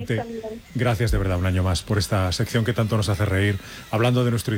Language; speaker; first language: Spanish; native; Spanish